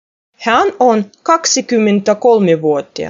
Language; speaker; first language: Finnish; non-native, fluent; Russian